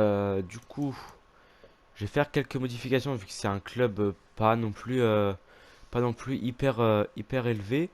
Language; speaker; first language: French; native; French